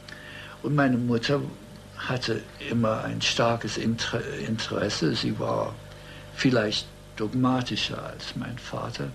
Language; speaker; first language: German; early bilingual, heritage; German